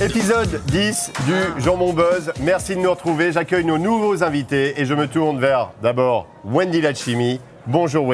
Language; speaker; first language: French; native; French